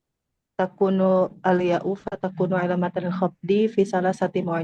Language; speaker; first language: Arabic; non-native, learner; Indonesian